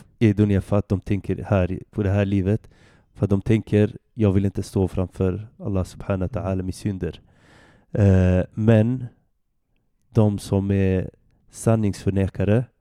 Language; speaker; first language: Swedish; early bilingual, other home language; Arabic